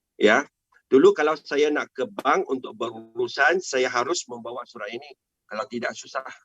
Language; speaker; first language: Malay; non-native, local second language; Chinese